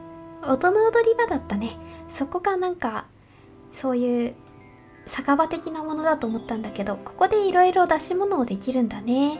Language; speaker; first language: Japanese; native; Japanese